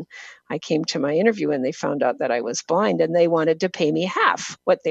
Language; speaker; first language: English; native; English